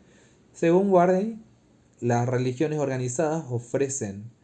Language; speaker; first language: Spanish; native; Spanish